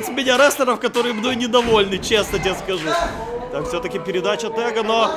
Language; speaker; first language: Russian; native; Russian